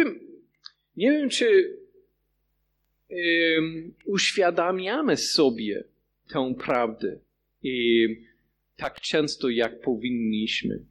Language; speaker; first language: Polish; non-native, fluent; English